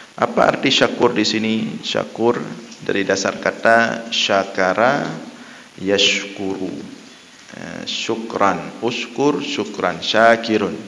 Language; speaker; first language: Malay; non-native, local second language; Achinese